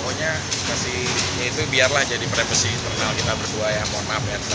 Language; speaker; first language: Indonesian; native; Indonesian